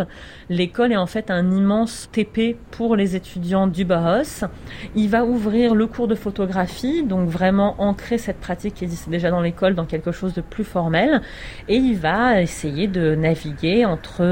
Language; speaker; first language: French; native; French